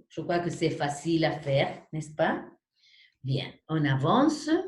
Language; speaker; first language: French; non-native, fluent; Spanish